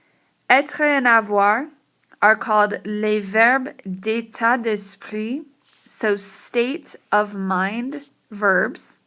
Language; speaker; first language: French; non-native, fluent; English